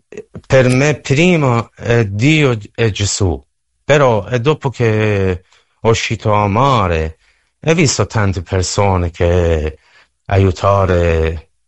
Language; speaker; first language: Italian; non-native, learner; Persian